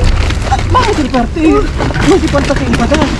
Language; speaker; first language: Spanish; non-native, learner; Filipino